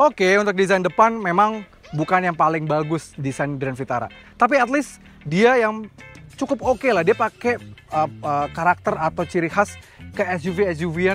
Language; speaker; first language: Indonesian; native; Indonesian